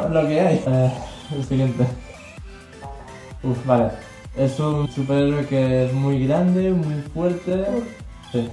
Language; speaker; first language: Spanish; native; Spanish